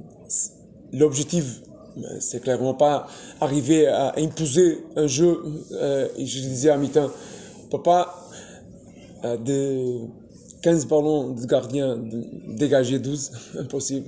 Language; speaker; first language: French; non-native, fluent; Portuguese